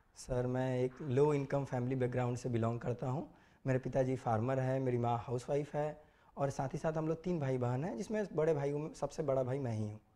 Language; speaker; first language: Hindi; native; Hindi